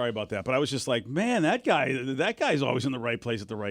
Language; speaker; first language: English; native; English